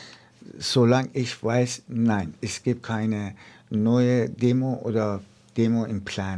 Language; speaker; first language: German; non-native, fluent; Persian